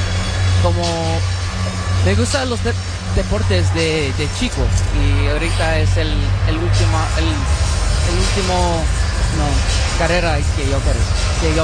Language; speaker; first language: Spanish; early bilingual, heritage; Spanish